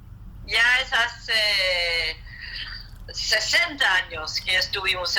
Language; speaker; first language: Spanish; non-native, fluent; English